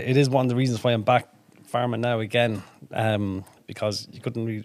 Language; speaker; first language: English; native; English